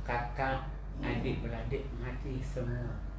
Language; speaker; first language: Indonesian; non-native, local second language; Hakka Chinese